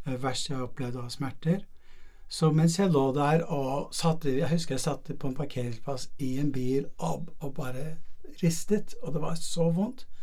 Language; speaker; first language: Norwegian; non-native, fluent; English